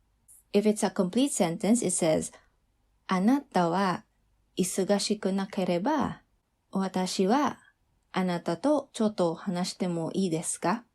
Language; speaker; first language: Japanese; non-native, fluent; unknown